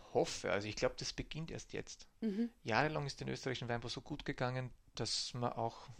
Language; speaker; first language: German; native; German